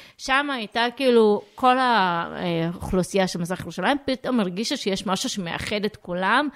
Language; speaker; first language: Hebrew; non-native, local second language; Arabic